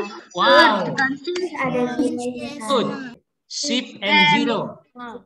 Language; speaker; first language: English; non-native, learner; Indonesian